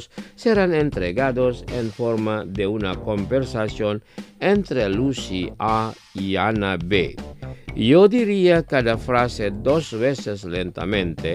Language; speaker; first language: Spanish; non-native, fluent; Indonesian